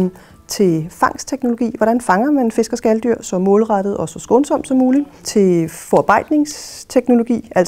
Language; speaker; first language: Danish; native; Danish